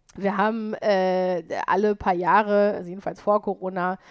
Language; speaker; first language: German; native; German